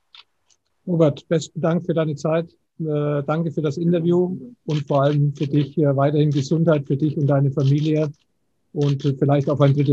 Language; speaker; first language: German; native; German